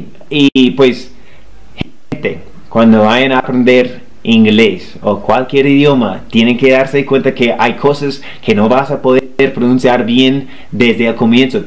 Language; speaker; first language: Spanish; non-native, fluent; English